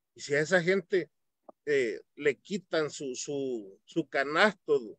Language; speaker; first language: Spanish; native; Spanish